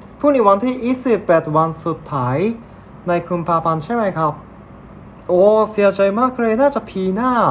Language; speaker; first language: Thai; non-native, learner; Japanese